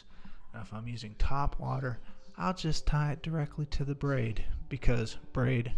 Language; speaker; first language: English; native; English